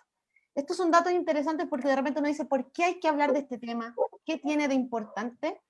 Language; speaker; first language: Spanish; native; Spanish